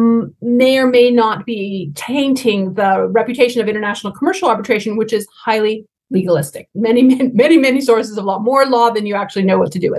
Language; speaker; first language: English; native; English